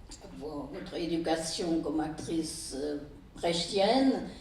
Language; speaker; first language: French; non-native, fluent; German